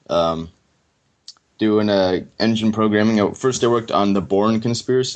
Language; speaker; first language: English; native; English